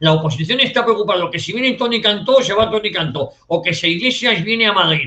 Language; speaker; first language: Spanish; native; Spanish